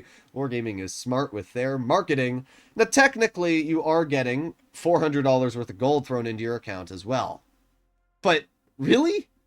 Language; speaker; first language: English; native; English